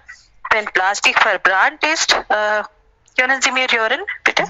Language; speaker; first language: German; non-native, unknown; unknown